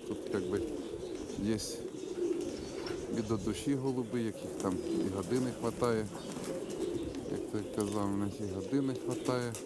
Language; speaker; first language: Ukrainian; non-native, local second language; Russian